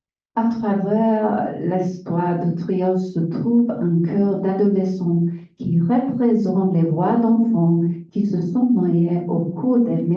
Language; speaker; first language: French; non-native, learner; English